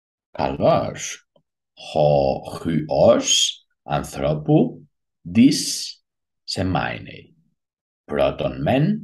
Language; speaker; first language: Greek; non-native, learner; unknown